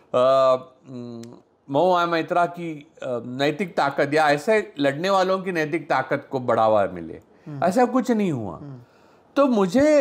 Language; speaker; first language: Hindi; non-native, local second language; Marathi